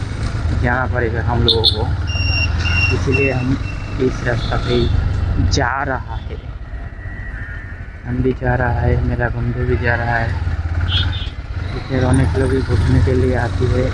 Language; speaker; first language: Hindi; non-native, learner; Bangla